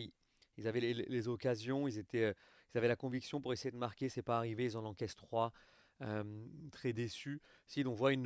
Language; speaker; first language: French; native; French